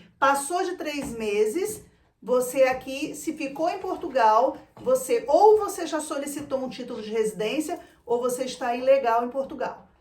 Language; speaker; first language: Portuguese; native; Portuguese